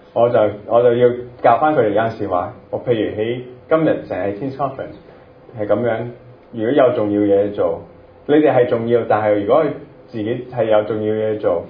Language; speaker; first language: Cantonese; early bilingual, other home language; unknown